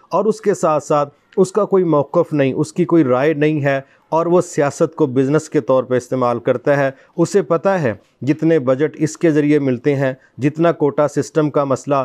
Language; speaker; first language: Urdu; non-native, local second language; Punjabi